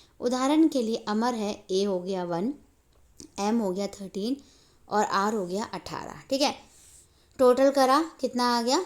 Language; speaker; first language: Hindi; native; Hindi